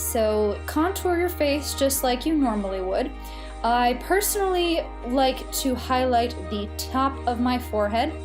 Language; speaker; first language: English; native; English